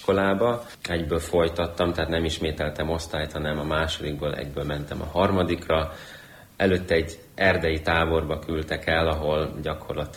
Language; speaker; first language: Hungarian; early bilingual, other home language; Ukrainian